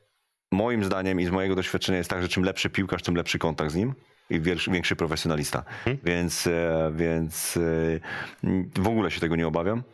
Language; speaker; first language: Polish; native; Polish